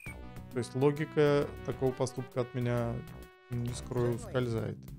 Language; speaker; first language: Russian; native; Russian